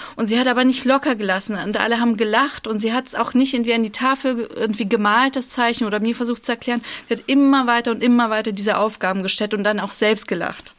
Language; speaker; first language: German; early bilingual, other home language; Russian